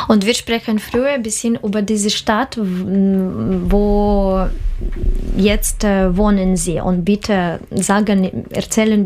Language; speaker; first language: German; non-native, learner; Russian